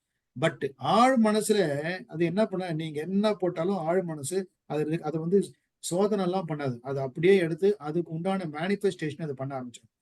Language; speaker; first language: Tamil; native; Tamil